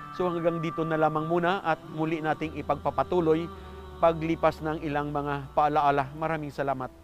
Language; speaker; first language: Filipino; non-native, local second language; Hiligaynon